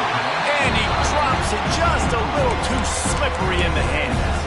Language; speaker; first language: English; native; English